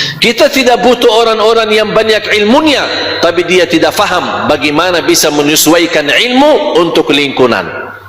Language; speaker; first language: Malay; non-native, fluent; Arabic